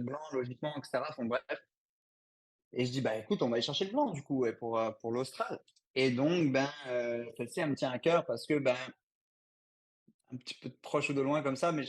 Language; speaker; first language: French; native; French